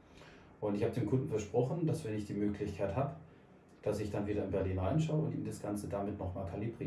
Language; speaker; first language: German; native; German